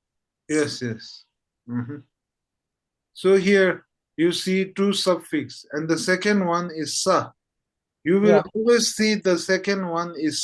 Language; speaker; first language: English; non-native, fluent; Tibetan